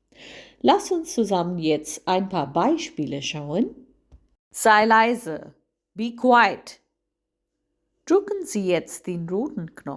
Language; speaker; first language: German; non-native, fluent; Hindi